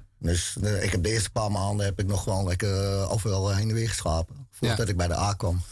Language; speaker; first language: Dutch; native; Dutch